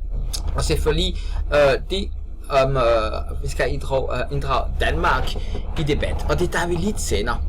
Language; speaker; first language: Danish; non-native, fluent; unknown